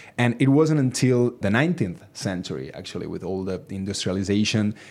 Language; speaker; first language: English; non-native, fluent; Catalan